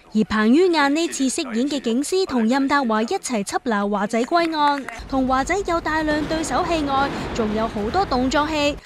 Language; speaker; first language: Chinese; non-native, local second language; Cantonese